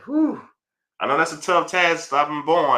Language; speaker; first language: English; native; English